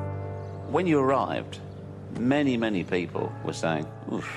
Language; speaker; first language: English; native; English